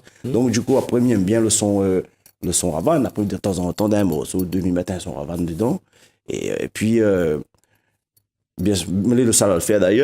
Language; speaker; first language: French; non-native, local second language; Réunion Creole French